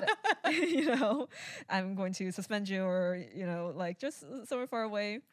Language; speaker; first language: English; early bilingual, other home language; Chinese